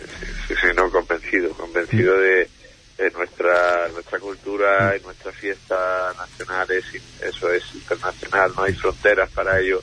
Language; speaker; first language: Spanish; native; Spanish